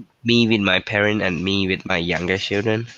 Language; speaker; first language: English; non-native, learner; Thai